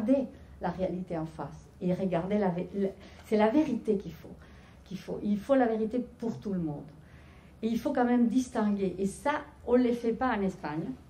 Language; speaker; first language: French; non-native, fluent; Spanish